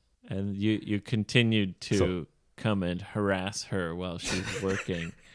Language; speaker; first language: English; native; English